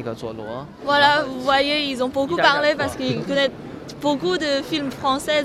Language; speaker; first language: French; non-native, fluent; Chinese